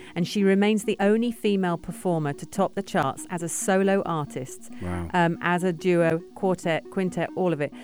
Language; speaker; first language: English; native; English